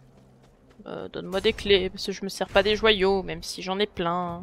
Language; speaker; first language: French; native; French